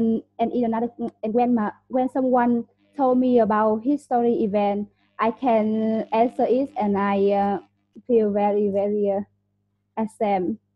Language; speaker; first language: English; non-native, learner; Vietnamese